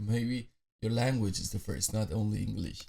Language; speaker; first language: English; non-native, fluent; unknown